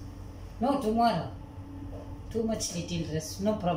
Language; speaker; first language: English; non-native, learner; Arabic